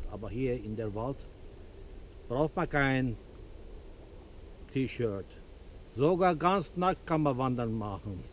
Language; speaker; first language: German; non-native, fluent; Turkish